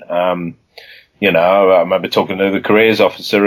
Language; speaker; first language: English; native; English